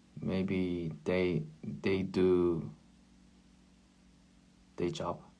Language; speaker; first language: English; non-native, learner; Korean